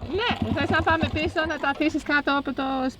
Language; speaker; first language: Greek; non-native, fluent; English